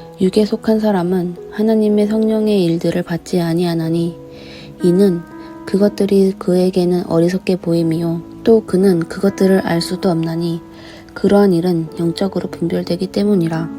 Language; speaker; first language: Korean; native; Korean